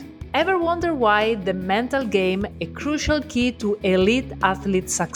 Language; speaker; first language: English; non-native, fluent; Italian